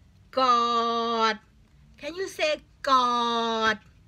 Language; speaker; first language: English; non-native, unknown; Thai